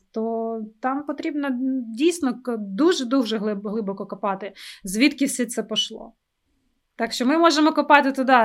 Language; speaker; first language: Ukrainian; non-native, local second language; Russian